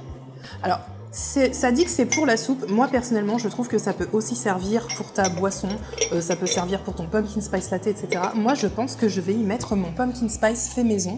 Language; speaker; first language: French; native; French